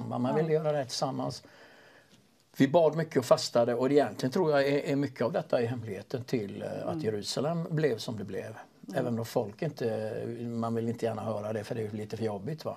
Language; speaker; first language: Swedish; native; Swedish